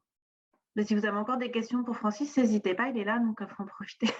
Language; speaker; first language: French; native; French